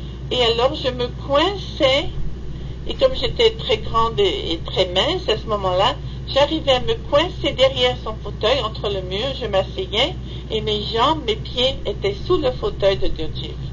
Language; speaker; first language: French; native; French